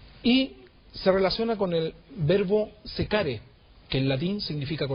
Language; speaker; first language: Spanish; native; Spanish